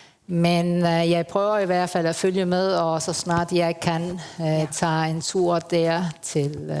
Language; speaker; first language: Danish; early bilingual, heritage; Spanish